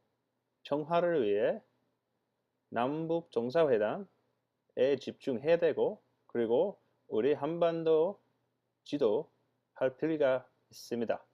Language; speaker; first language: Korean; non-native, fluent; English